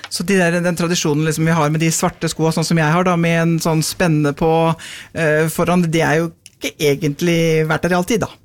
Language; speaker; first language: Norwegian; native; Norwegian